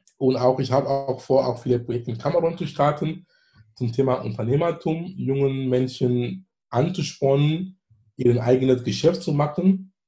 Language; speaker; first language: German; non-native, fluent; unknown